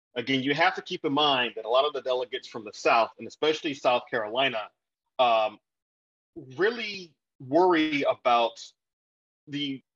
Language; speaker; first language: English; native; English